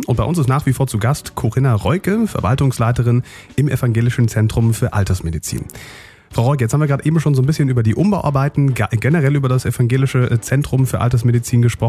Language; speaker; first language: German; native; German